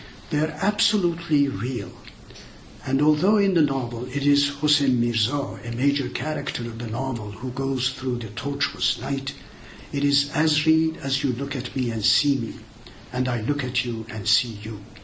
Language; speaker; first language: English; non-native, fluent; Azerbaijani